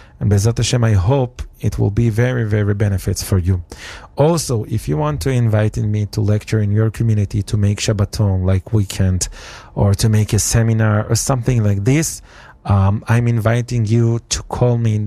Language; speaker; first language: English; non-native, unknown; Hebrew